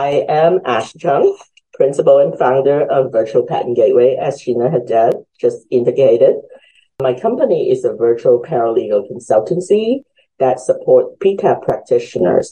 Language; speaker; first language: English; early bilingual, other home language; Cantonese